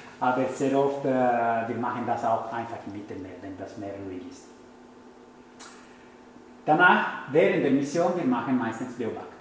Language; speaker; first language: German; non-native, fluent; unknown